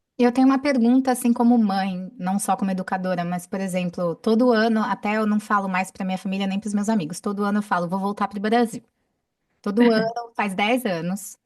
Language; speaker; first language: Portuguese; native; Portuguese